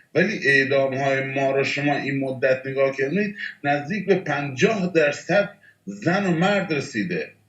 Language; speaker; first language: Persian; non-native, local second language; Baluchi